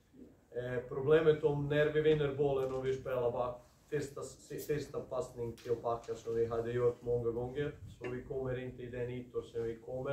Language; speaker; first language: Swedish; non-native, fluent; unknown